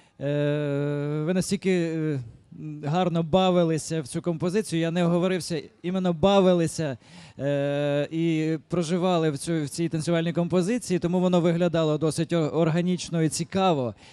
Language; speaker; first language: Ukrainian; native; Ukrainian